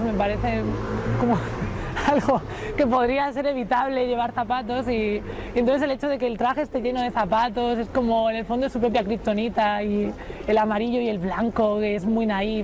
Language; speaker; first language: Spanish; native; Spanish